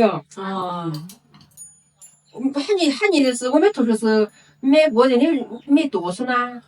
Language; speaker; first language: Chinese; non-native, local second language; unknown